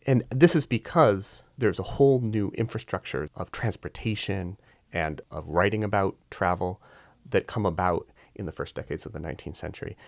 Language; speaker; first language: English; native; English